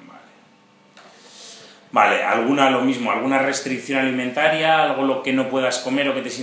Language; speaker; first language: Spanish; native; Spanish